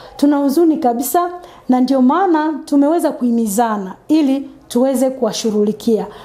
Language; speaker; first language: Swahili; non-native, local second language; Nande